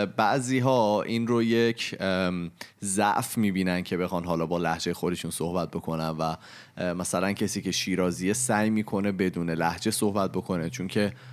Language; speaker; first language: Persian; native; Persian